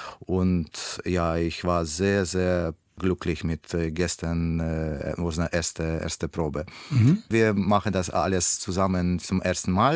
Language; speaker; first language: German; non-native, learner; Russian